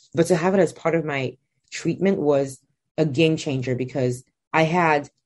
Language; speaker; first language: English; non-native, local second language; Igbo